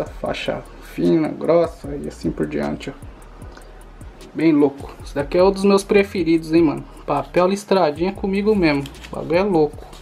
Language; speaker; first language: Portuguese; native; Portuguese